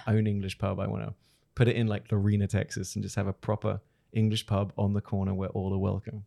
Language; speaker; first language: English; native; English